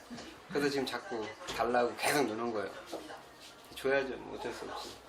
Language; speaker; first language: Korean; native; Korean